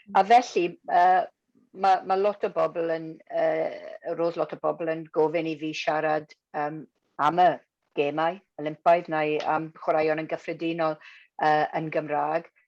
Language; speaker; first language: Welsh; non-native, local second language; English